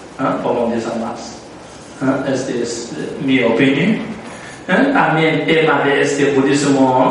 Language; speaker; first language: Spanish; non-native, learner; Tibetan